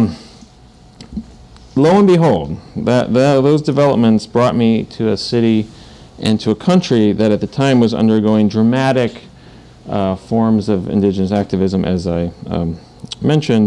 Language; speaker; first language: English; native; English